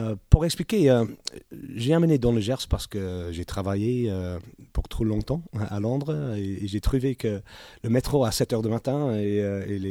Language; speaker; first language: French; non-native, learner; English